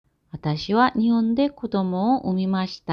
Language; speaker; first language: Japanese; non-native, fluent; Korean